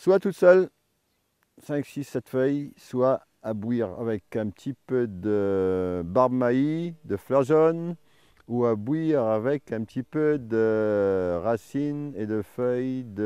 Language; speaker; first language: French; native; French